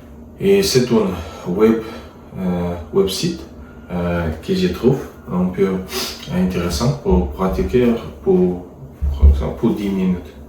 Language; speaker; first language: French; non-native, learner; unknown